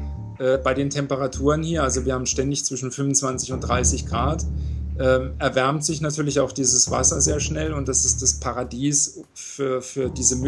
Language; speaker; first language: German; native; German